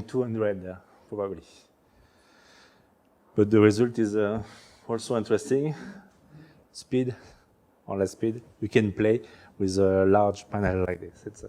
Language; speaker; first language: English; non-native, learner; French